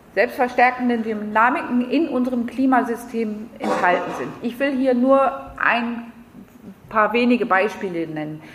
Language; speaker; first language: German; non-native, fluent; French